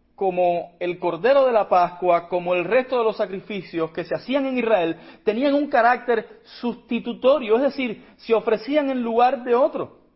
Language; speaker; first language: Spanish; native; Spanish